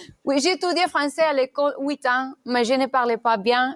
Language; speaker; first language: French; non-native, learner; Spanish